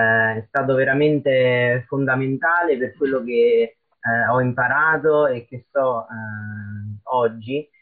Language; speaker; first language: Italian; native; Italian